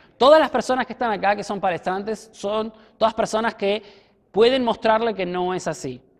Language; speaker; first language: Spanish; native; Spanish